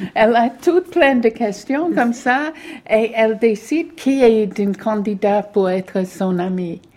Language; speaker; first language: French; non-native, fluent; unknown